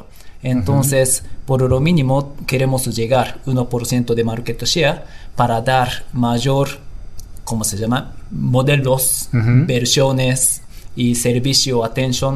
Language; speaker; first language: Spanish; non-native, learner; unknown